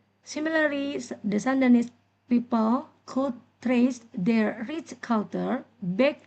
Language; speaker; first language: English; non-native, learner; Indonesian